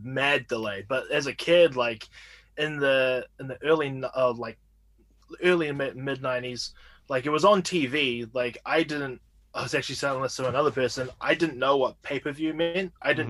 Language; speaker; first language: English; native; English